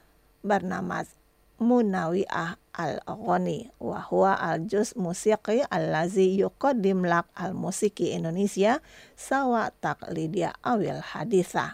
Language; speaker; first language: Arabic; non-native, fluent; Indonesian